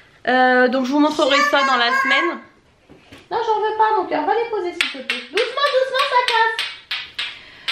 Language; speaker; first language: French; native; French